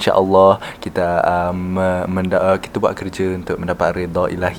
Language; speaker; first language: English; non-native, local second language; Malay